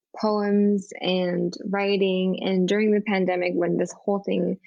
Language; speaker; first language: English; native; English